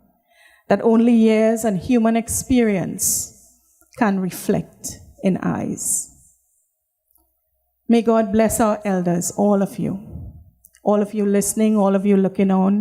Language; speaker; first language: English; native; English